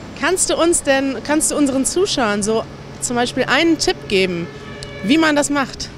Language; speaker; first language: German; native; German